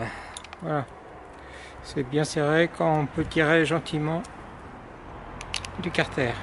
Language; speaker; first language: French; native; French